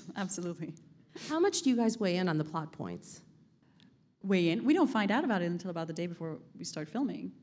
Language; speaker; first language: English; non-native, fluent; Hebrew